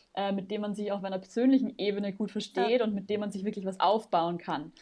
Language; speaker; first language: German; native; German